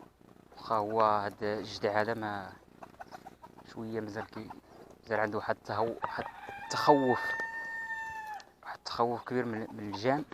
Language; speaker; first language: Arabic; native; Arabic